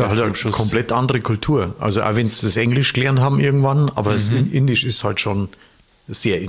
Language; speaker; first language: German; native; German